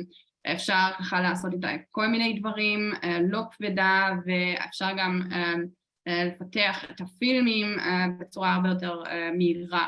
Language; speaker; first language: Hebrew; non-native, fluent; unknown